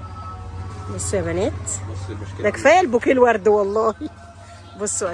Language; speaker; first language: Arabic; native; Arabic